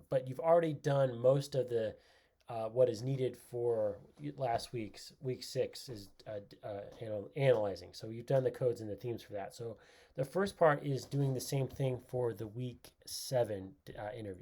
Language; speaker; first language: English; native; English